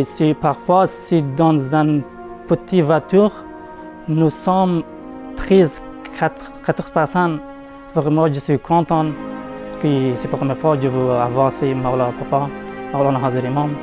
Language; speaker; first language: French; non-native, learner; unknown